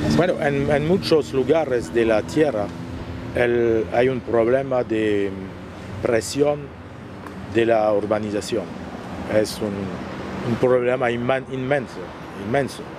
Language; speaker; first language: Spanish; non-native, fluent; French